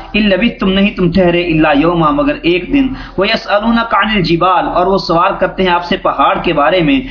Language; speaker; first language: Urdu; native; Urdu